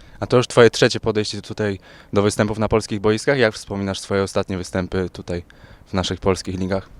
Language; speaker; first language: Polish; native; Polish